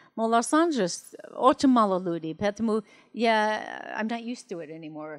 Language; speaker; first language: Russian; non-native, learner; English